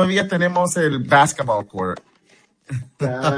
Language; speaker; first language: Spanish; early bilingual, heritage; English